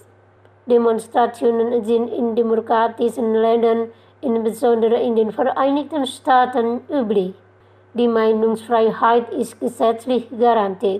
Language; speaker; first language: German; non-native, fluent; Indonesian